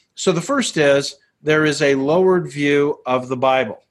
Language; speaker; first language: English; native; English